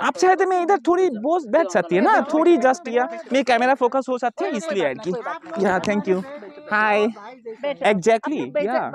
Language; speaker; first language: Hindi; non-native, learner; Bangla